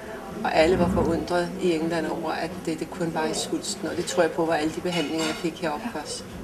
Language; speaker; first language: Danish; native; Danish